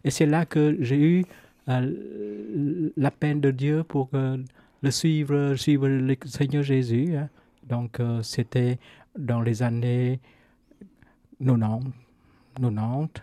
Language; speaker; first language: French; non-native, fluent; Vietnamese